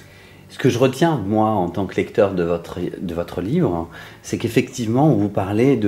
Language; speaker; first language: French; native; French